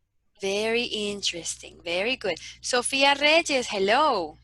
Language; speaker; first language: English; non-native, fluent; Spanish